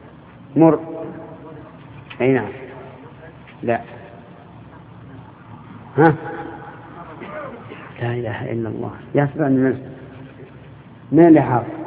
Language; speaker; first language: Arabic; native; Arabic